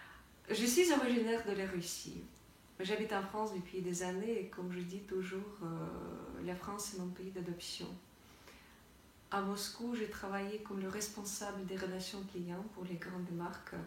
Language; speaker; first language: French; non-native, fluent; Russian